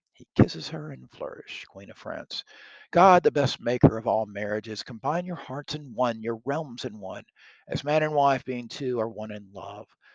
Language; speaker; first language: English; native; English